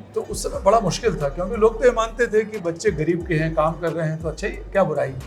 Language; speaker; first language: Hindi; native; Hindi